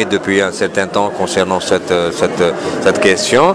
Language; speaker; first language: French; non-native, local second language; Arabic